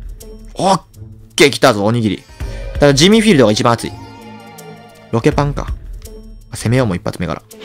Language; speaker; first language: Japanese; native; Japanese